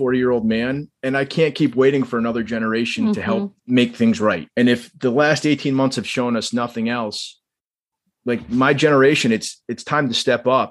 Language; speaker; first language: English; native; English